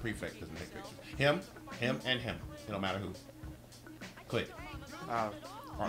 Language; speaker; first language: English; native; English